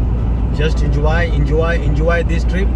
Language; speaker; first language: English; non-native, local second language; Hindi